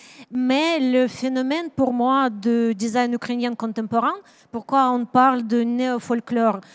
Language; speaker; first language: French; non-native, learner; Ukrainian